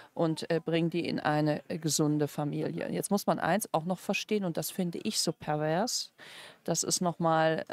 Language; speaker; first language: German; native; German